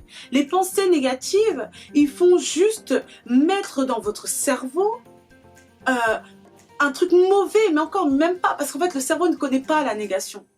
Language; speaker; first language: French; native; French